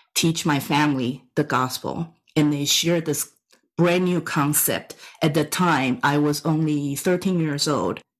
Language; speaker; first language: English; non-native, fluent; Chinese